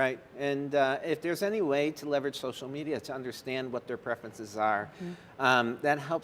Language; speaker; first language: English; native; English